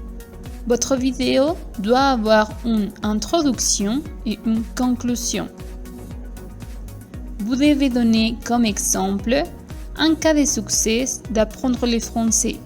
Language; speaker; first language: French; non-native, fluent; Spanish